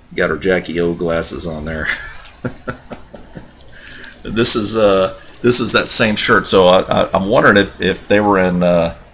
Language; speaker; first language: English; native; English